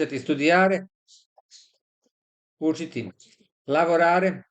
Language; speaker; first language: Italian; non-native, fluent; Serbian